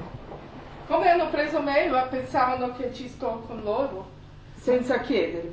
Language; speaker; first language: Italian; non-native, fluent; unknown